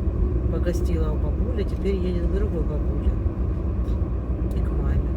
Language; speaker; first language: Russian; native; Russian